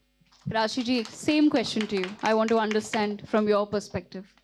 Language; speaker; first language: Hindi; native; Hindi